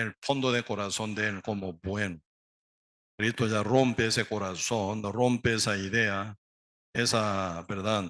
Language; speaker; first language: Spanish; non-native, learner; Korean